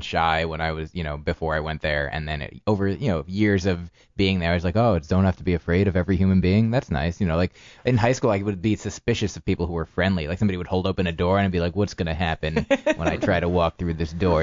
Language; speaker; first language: English; native; English